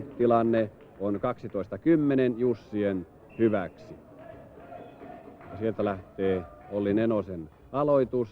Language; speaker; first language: Finnish; native; Finnish